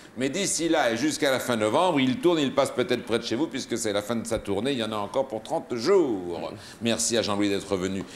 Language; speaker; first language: French; native; French